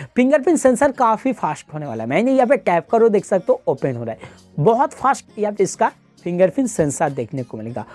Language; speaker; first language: Hindi; non-native, local second language; Bangla